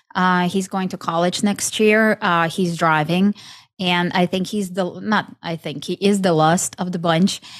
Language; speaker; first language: English; non-native, fluent; Ukrainian